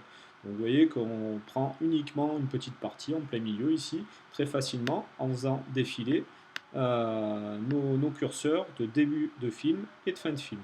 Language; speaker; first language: French; native; French